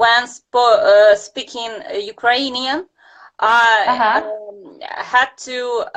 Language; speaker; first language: English; non-native, fluent; Russian